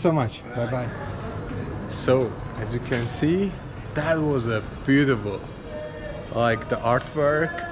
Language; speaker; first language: English; non-native, fluent; Azerbaijani